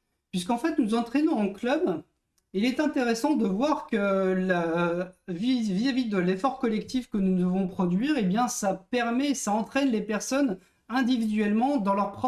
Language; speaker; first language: French; native; French